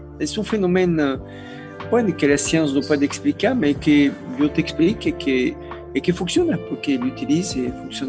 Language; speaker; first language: Spanish; non-native, learner; French